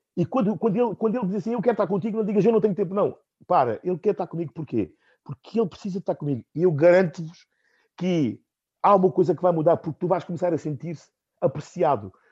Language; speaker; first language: Portuguese; non-native, local second language; Upper Guinea Crioulo